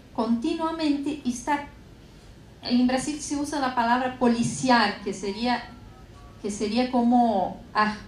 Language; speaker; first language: Spanish; non-native, fluent; Portuguese